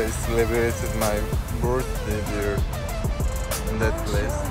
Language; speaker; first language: English; non-native, local second language; Bangla